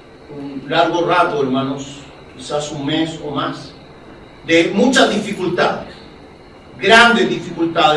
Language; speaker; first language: Spanish; native; Spanish